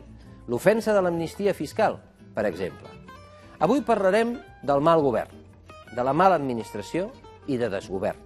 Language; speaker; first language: Catalan; native; Catalan